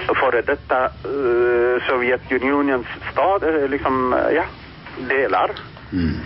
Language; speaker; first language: Swedish; non-native, fluent; Persian